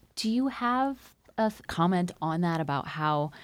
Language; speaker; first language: English; native; English